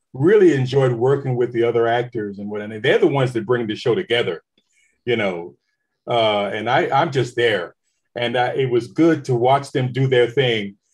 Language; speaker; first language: English; native; English